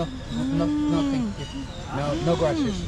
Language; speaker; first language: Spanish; non-native, learner; English